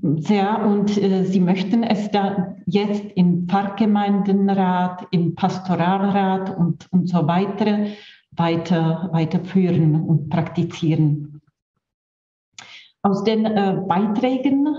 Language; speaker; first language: German; non-native, fluent; Czech